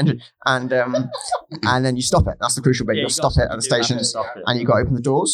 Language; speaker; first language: English; native; English